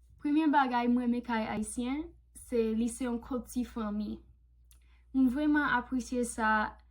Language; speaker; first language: Haitian Creole; non-native, fluent; English